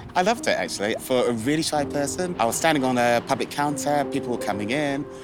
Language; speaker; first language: English; native; English